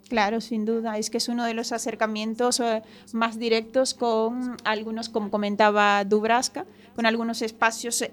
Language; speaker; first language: Spanish; native; Spanish